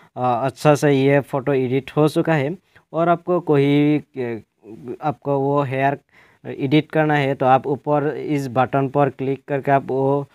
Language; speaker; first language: Hindi; non-native, local second language; Assamese